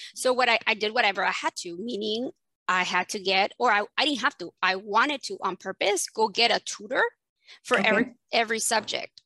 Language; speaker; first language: English; early bilingual, other home language; Spanish